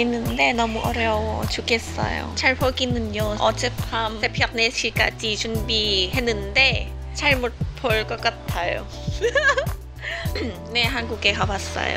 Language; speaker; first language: Korean; non-native, learner; Thai